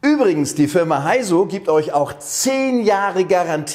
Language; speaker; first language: German; native; German